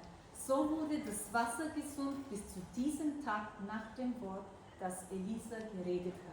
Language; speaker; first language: German; non-native, fluent; Bulgarian